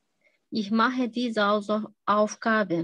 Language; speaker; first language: German; non-native, learner; Turkish